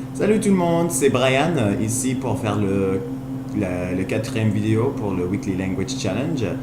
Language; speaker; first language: French; non-native, fluent; Spanish